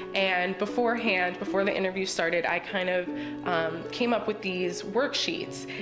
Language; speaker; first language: English; native; English